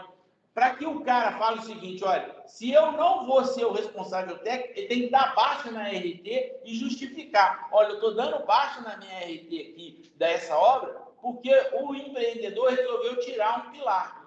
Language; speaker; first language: Portuguese; native; Portuguese